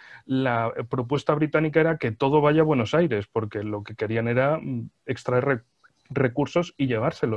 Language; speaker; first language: Spanish; native; Spanish